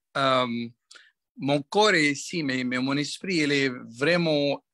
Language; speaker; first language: French; non-native, local second language; Arabic